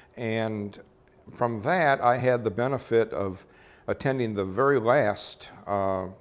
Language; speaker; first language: English; native; English